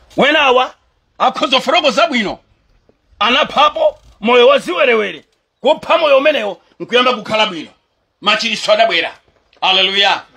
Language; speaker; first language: Nyanja; native; Nyanja